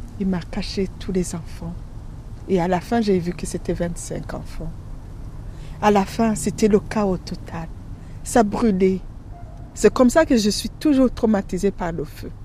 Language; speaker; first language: French; non-native, local second language; Rundi